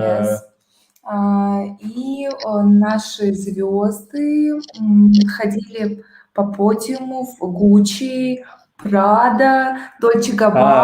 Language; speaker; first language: Russian; native; Russian